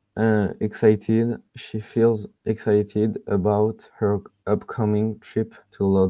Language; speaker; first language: English; non-native, learner; French